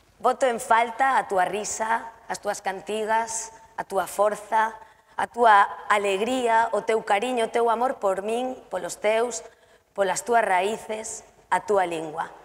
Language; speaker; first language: Galician; native; Galician